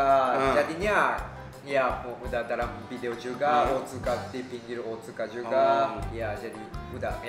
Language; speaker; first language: Indonesian; non-native, fluent; Japanese